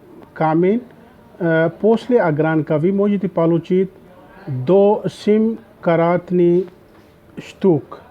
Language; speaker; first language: Russian; non-native, learner; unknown